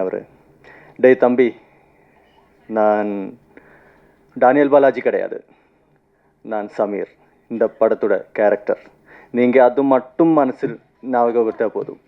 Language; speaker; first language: Tamil; non-native, learner; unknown